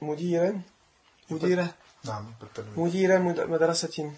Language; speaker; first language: Arabic; non-native, learner; French